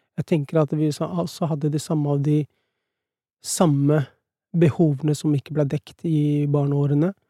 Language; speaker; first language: Norwegian; early bilingual, other home language; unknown